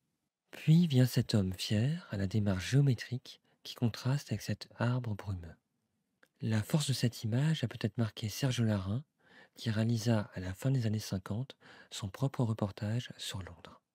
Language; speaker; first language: French; native; French